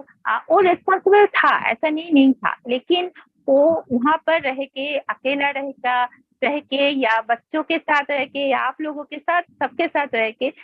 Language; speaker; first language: Hindi; non-native, local second language; Bangla